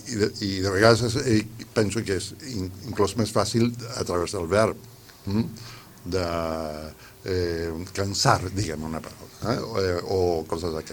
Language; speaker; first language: Catalan; non-native, fluent; Spanish